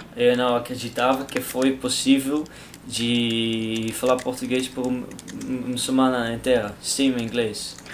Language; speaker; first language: Portuguese; non-native, learner; Dutch